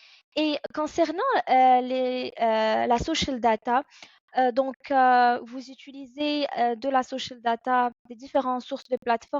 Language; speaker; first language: French; non-native, fluent; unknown